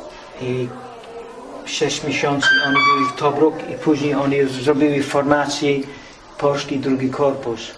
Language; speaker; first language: Polish; early bilingual, heritage; English